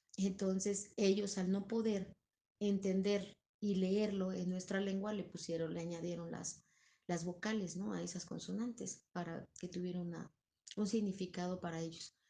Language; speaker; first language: Spanish; native; Spanish